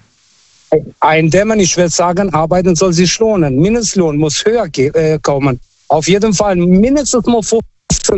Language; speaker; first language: German; non-native, fluent; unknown